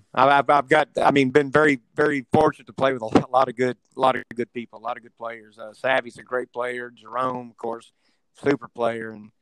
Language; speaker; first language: English; native; English